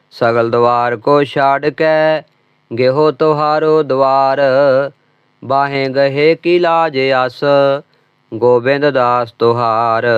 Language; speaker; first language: Hindi; non-native, local second language; Punjabi